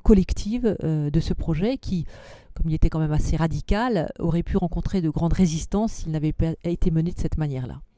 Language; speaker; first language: French; native; French